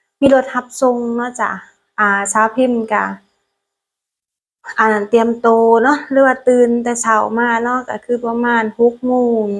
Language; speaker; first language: Thai; non-native, learner; Lao